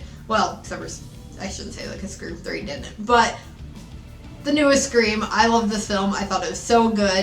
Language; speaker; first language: English; native; English